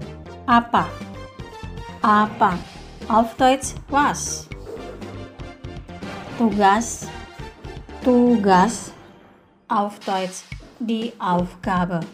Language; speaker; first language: German; non-native, fluent; Indonesian